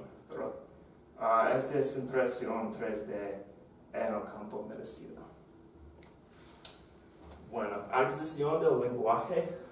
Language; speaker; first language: Spanish; non-native, fluent; English